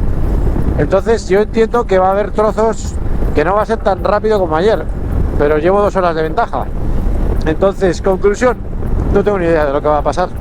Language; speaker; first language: Spanish; native; Spanish